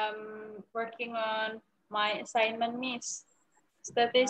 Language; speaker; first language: English; non-native, learner; Indonesian